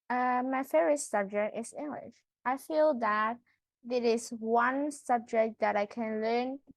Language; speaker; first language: English; non-native, learner; Vietnamese